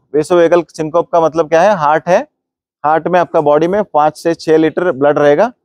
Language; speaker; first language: Hindi; non-native, local second language; Kannada